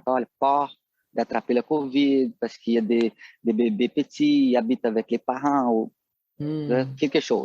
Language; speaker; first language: French; non-native, fluent; Portuguese